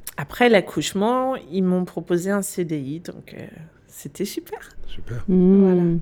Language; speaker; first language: French; non-native, fluent; Danish